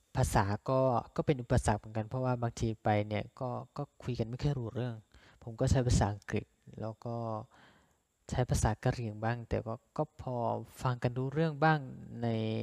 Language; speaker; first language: Thai; non-native, local second language; S'gaw Karen